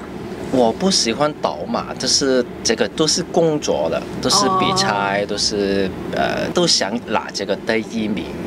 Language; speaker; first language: Chinese; non-native, local second language; Cantonese